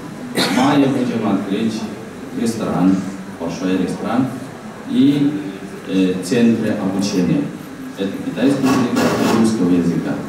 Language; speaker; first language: Russian; non-native, fluent; Chinese